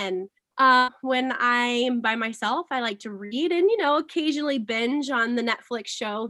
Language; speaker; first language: English; native; English